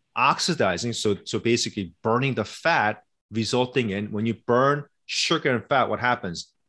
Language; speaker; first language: English; early bilingual, other home language; Korean